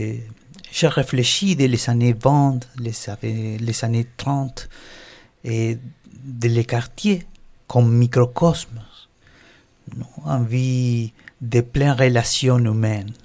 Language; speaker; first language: French; non-native, learner; Spanish